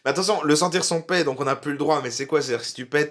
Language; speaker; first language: French; native; French